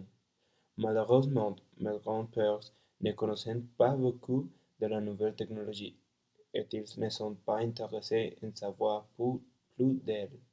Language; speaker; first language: French; non-native, learner; Spanish